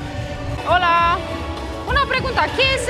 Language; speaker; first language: Spanish; non-native, learner; Romanian